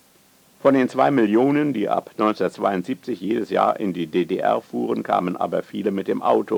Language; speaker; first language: German; native; German